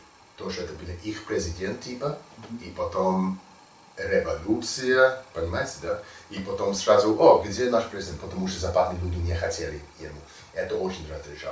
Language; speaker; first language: Russian; non-native, learner; English